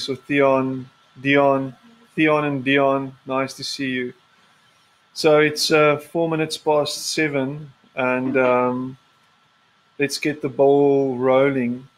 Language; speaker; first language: English; non-native, local second language; Afrikaans